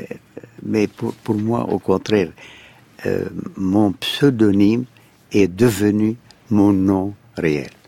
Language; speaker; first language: French; non-native, fluent; Arabic